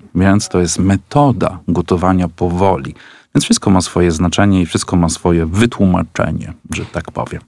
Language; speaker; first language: Polish; non-native, fluent; Italian